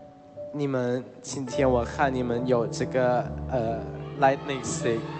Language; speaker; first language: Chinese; non-native, learner; Thai